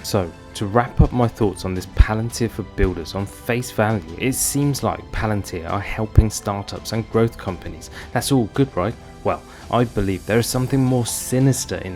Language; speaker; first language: English; native; English